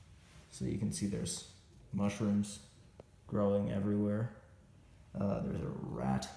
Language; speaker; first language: English; native; English